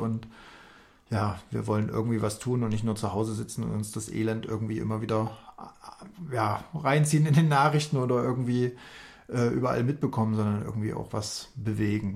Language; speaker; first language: German; native; German